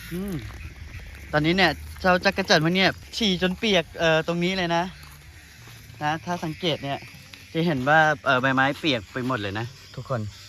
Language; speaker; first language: Thai; non-native, local second language; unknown